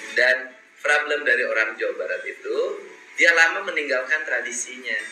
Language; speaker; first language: Indonesian; non-native, local second language; Sundanese